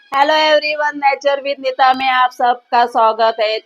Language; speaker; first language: Hindi; non-native, local second language; Marathi